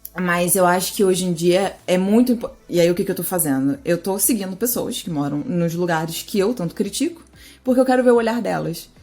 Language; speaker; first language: Portuguese; native; Portuguese